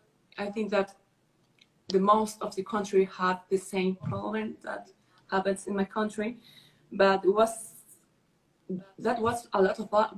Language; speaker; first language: English; non-native, learner; Spanish